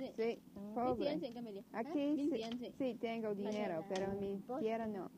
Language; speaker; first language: Spanish; non-native, learner; English